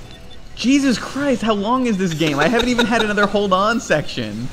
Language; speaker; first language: English; native; English